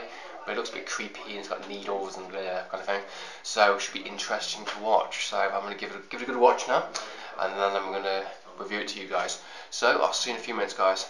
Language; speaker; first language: English; native; English